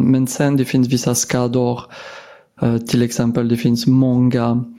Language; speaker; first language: Swedish; non-native, fluent; French